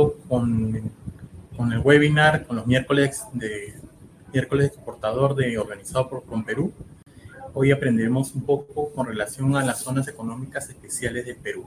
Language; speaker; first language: Spanish; native; Spanish